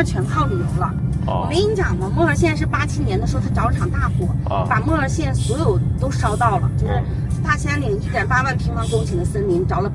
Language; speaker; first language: Chinese; native; Chinese